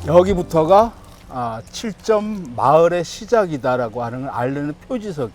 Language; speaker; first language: Korean; native; Korean